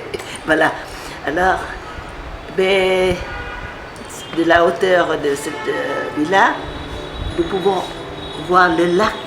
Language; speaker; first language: French; non-native, fluent; Vietnamese